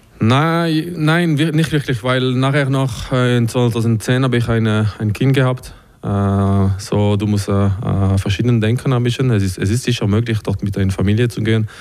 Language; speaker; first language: German; non-native, local second language; French